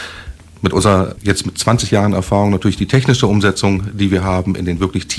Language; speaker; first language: German; native; German